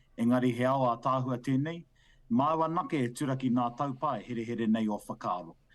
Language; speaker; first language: Māori; non-native, local second language; English